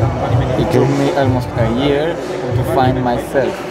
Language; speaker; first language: English; non-native, fluent; Romanian